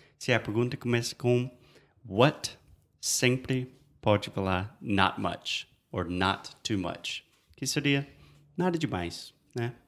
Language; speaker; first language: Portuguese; non-native, fluent; English